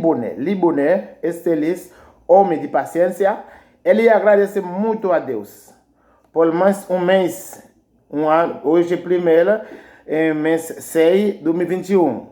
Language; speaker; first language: Portuguese; non-native, learner; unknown